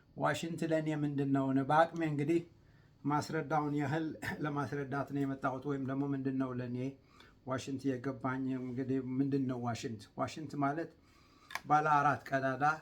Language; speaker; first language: Amharic; non-native, local second language; Tigrinya